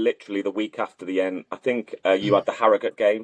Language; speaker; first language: English; native; English